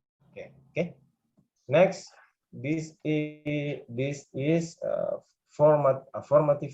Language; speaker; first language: English; non-native, learner; Indonesian